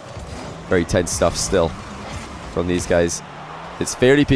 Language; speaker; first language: English; native; English